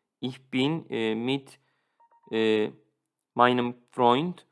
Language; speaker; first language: German; non-native, fluent; Turkish